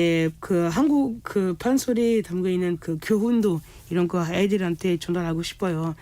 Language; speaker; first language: Korean; non-native, fluent; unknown